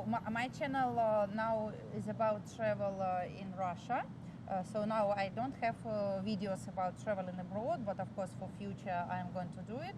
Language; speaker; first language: English; non-native, fluent; Russian